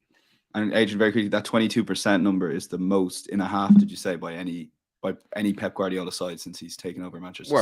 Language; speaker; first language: English; native; English